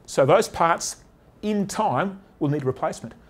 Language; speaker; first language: English; native; English